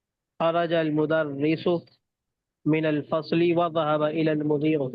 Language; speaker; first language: Arabic; non-native, learner; Urdu